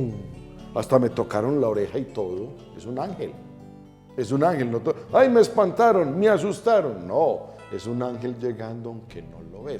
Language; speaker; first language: Spanish; native; Spanish